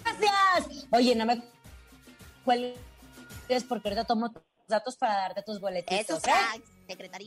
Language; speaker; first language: Spanish; native; Spanish